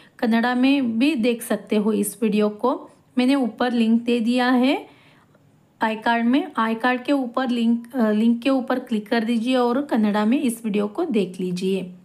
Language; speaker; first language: Hindi; non-native, local second language; Kannada